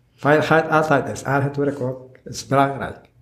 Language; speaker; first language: Dutch; non-native, learner; Arabic